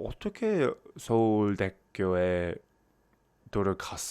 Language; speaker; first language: Korean; non-native, fluent; English